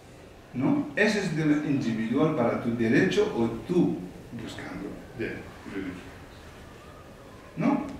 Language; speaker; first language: Spanish; non-native, learner; Tibetan